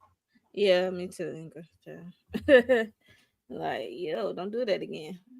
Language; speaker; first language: English; native; English